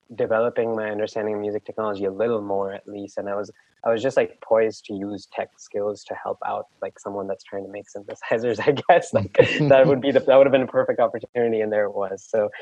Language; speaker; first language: English; non-native, local second language; Hindi